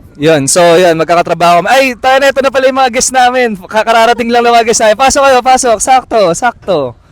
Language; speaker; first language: Filipino; native; Filipino